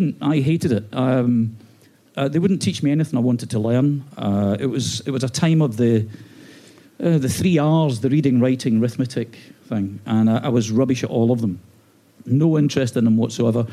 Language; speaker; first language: English; native; English